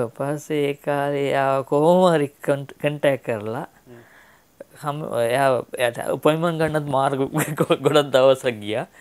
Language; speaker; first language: Sinhala; non-native, local second language; Tamil